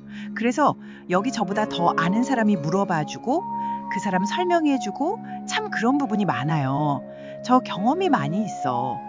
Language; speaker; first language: Korean; non-native, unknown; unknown